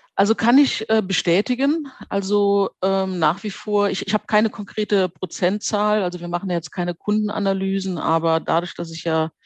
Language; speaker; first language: German; native; German